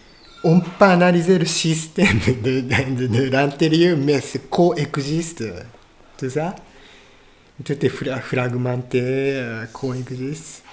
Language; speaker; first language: French; non-native, fluent; Japanese